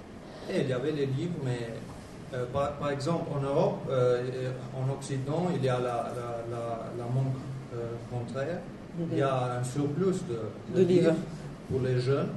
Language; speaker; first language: French; non-native, fluent; Albanian